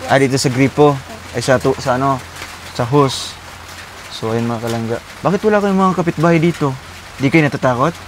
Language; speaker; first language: Filipino; non-native, local second language; Cebuano